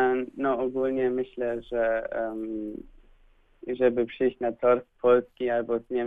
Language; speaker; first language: Polish; early bilingual, heritage; Polish